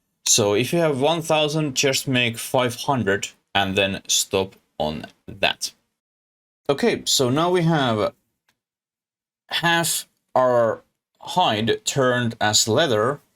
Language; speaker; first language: English; non-native, learner; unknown